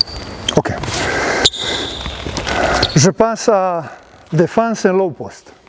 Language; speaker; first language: French; non-native, learner; Serbian